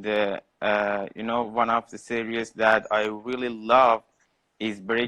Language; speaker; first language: English; non-native, learner; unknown